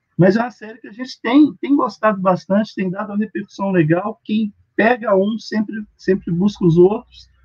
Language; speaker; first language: Portuguese; native; Portuguese